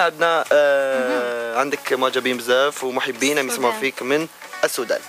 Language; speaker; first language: Arabic; native; Arabic